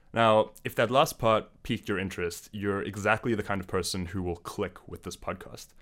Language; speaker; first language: English; native; English